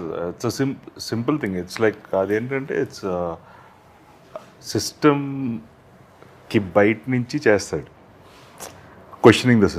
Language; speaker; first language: Telugu; native; Telugu